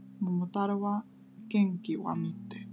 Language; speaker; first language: Japanese; non-native, learner; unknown